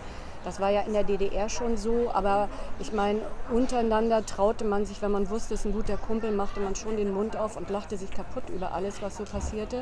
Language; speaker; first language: German; native; German